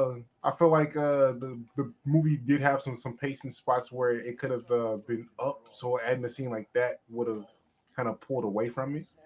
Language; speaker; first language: English; native; English